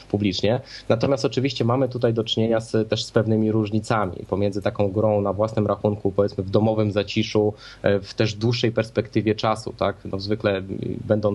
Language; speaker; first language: Polish; native; Polish